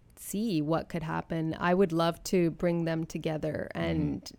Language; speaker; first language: English; native; English